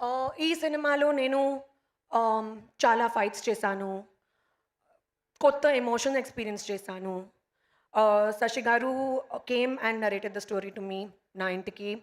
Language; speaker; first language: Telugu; non-native, learner; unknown